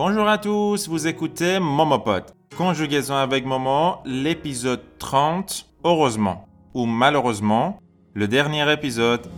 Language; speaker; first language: French; non-native, fluent; Persian